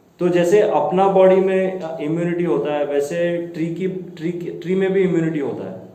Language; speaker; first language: Hindi; non-native, local second language; Gujarati